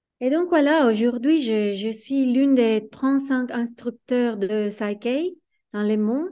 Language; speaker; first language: French; non-native, fluent; Italian